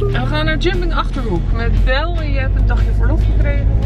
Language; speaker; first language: Dutch; native; Dutch